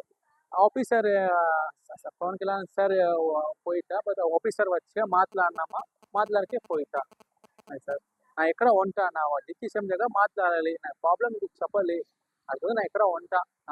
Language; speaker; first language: Telugu; non-native, learner; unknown